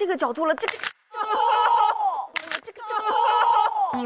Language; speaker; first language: Chinese; native; Chinese